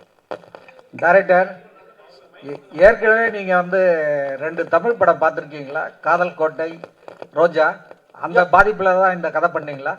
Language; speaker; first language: Tamil; native; Tamil